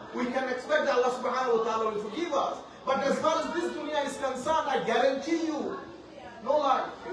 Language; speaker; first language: English; non-native, local second language; Bangla